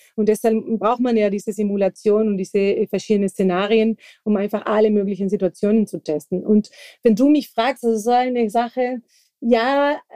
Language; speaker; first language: German; non-native, fluent; Spanish